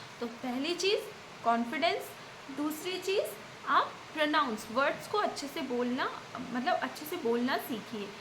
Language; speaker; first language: Hindi; native; Hindi